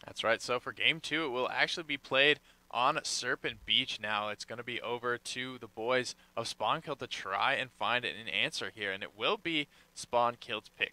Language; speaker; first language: English; native; English